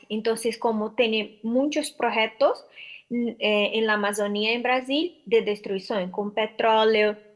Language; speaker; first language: Spanish; non-native, learner; Portuguese